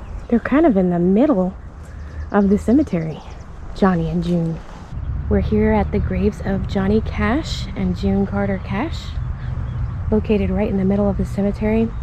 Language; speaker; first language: English; native; English